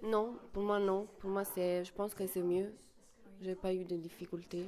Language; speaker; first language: French; non-native, fluent; Italian